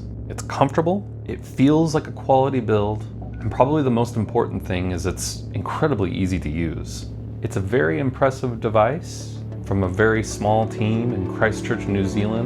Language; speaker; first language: English; native; English